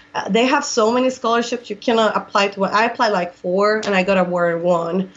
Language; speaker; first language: English; non-native, fluent; Spanish